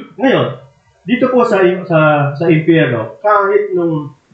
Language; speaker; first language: Filipino; native; Filipino